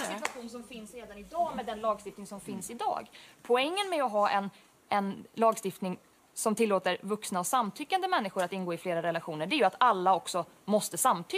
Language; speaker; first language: Swedish; native; Swedish